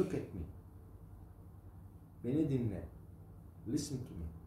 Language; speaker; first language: English; non-native, fluent; Turkish